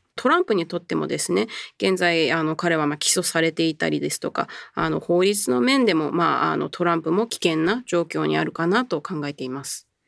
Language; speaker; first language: Japanese; early bilingual, heritage; Japanese